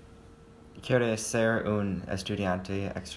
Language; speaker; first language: Spanish; non-native, learner; English